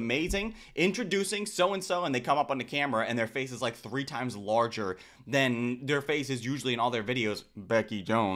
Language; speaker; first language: English; native; English